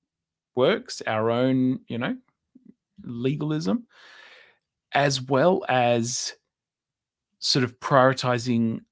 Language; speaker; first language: English; native; English